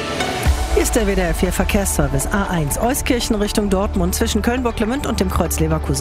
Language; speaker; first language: German; native; German